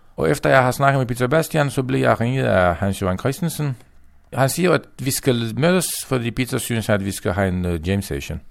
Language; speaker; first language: Danish; non-native, fluent; Romanian